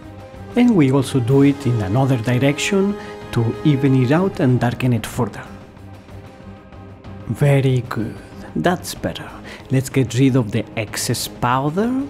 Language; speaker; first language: English; non-native, fluent; Spanish